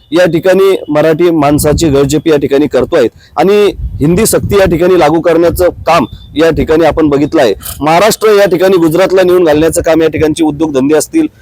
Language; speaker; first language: Marathi; native; Marathi